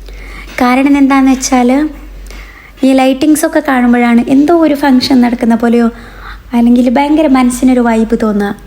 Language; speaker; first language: Malayalam; native; Malayalam